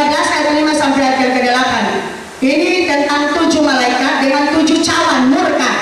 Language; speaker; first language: Indonesian; native; Indonesian